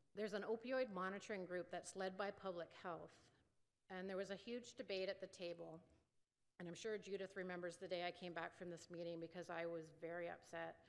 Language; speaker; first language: English; native; English